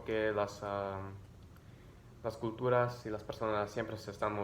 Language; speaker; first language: Spanish; early bilingual, other home language; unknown